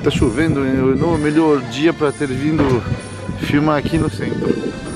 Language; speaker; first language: Portuguese; non-native, fluent; French